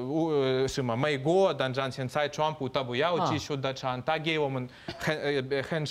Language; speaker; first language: Chinese; non-native, fluent; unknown